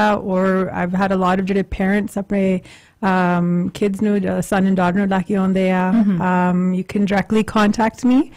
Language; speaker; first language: Punjabi; early bilingual, heritage; Punjabi